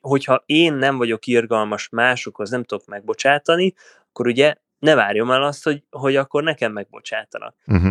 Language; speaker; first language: Hungarian; native; Hungarian